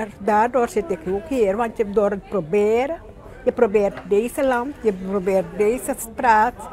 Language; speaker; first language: Dutch; non-native, local second language; Sranan Tongo